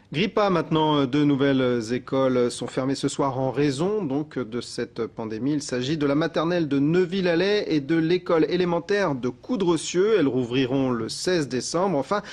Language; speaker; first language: French; native; French